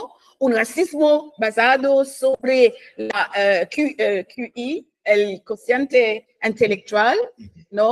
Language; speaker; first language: Spanish; non-native, fluent; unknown